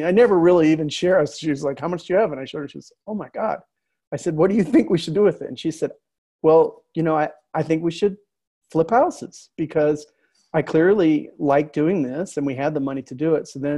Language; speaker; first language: English; native; English